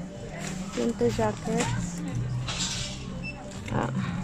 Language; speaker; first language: English; non-native, local second language; Filipino